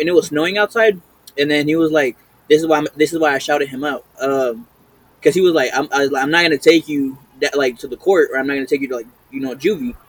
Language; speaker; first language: English; early bilingual, other home language; Spanish